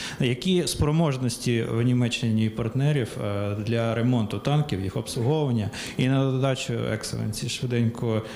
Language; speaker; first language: Ukrainian; native; Ukrainian